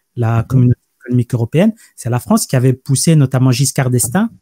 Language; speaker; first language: French; native; French